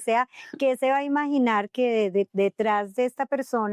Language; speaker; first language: Spanish; native; Spanish